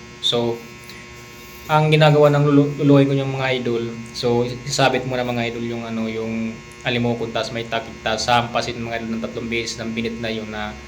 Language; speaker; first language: Filipino; non-native, local second language; Bikol